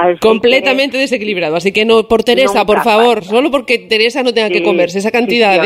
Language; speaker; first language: Spanish; native; Spanish